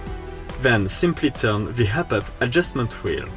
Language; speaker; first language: English; non-native, fluent; French